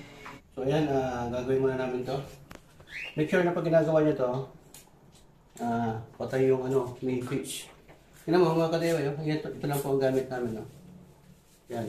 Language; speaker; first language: Filipino; native; Filipino